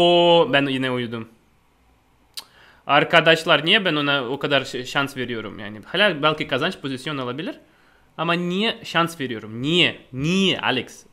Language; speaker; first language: Turkish; non-native, fluent; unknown